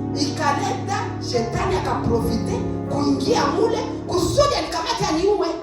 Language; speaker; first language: Swahili; native; Swahili